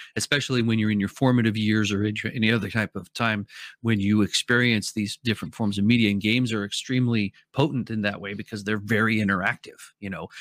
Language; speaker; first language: English; native; English